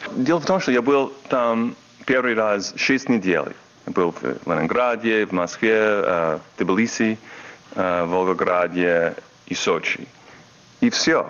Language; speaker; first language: Russian; non-native, fluent; English